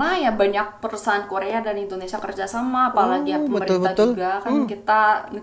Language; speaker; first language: Indonesian; non-native, fluent; Korean